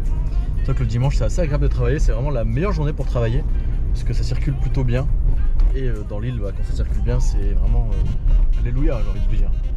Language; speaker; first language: French; native; French